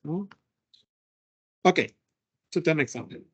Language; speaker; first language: French; non-native, fluent; Spanish